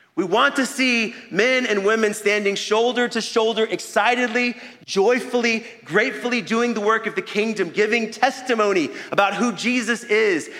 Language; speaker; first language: English; native; English